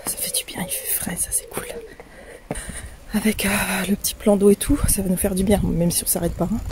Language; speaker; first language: French; native; French